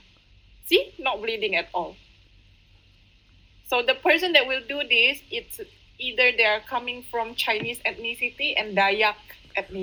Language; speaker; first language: English; non-native, fluent; Indonesian